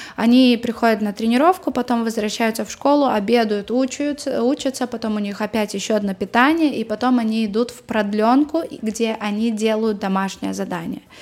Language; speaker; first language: Russian; native; Russian